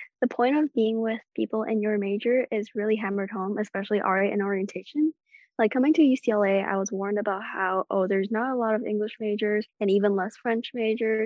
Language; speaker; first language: English; non-native, local second language; Cantonese